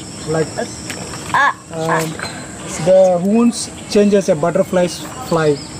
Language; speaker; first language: English; non-native, learner; Tamil